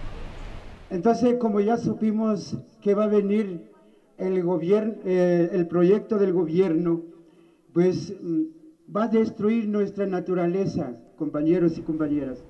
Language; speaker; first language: Spanish; non-native, local second language; Tzeltal